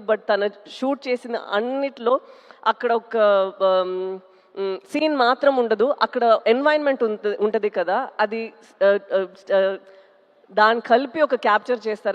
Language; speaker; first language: Telugu; non-native, local second language; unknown